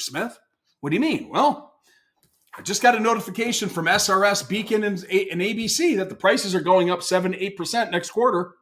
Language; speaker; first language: English; native; English